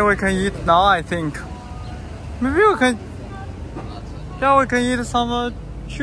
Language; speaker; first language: English; non-native, learner; Chinese